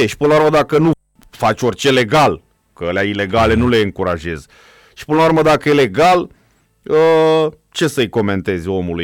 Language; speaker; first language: Romanian; native; Romanian